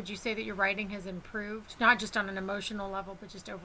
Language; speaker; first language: English; native; English